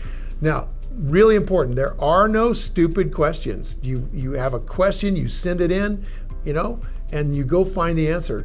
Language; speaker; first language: English; native; English